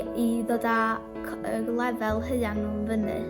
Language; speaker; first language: Welsh; native; Welsh